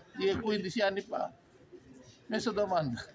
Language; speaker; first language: Italian; non-native, learner; Sinhala